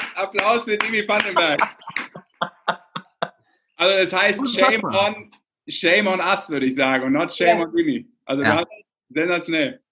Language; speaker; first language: German; non-native, fluent; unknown